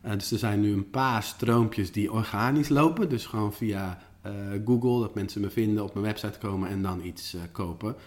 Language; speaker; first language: Dutch; native; Dutch